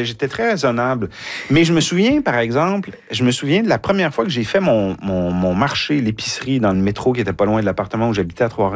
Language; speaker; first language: French; native; French